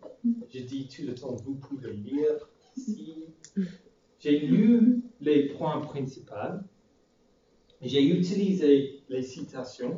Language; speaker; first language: French; non-native, fluent; English